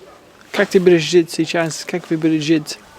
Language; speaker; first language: Russian; non-native, learner; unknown